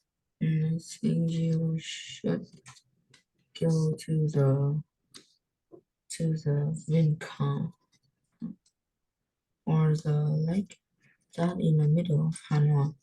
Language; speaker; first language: English; non-native, learner; Vietnamese